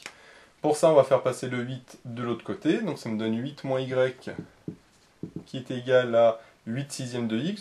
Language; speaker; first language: French; native; French